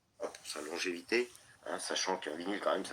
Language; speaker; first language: French; native; French